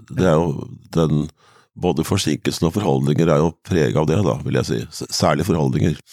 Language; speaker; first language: Norwegian; native; Norwegian